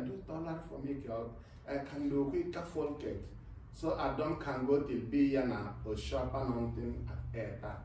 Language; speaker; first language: Swedish; non-native, fluent; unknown